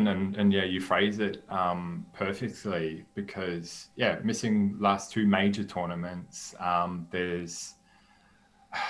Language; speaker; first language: English; native; English